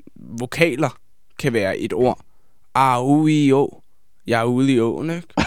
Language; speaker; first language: Danish; native; Danish